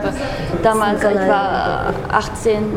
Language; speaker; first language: German; non-native, learner; Russian